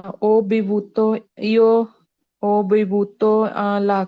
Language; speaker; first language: Italian; non-native, learner; Punjabi